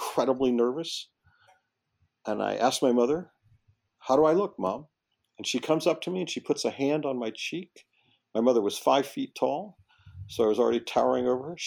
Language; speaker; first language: English; native; English